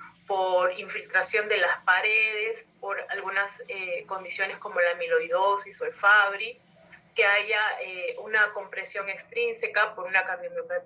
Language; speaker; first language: Spanish; native; Spanish